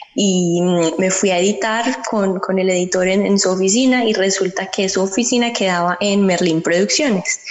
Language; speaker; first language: Spanish; early bilingual, heritage; Spanish